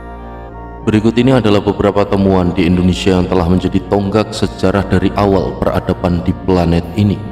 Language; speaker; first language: Indonesian; native; Indonesian